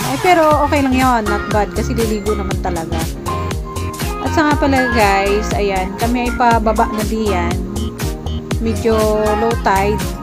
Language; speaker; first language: Filipino; native; Filipino